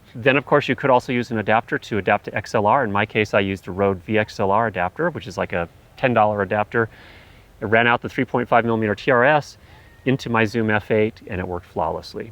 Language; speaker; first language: English; native; English